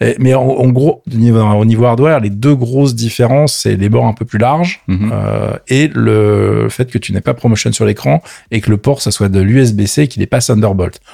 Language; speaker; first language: French; native; French